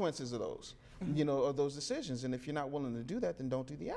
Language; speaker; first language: English; native; English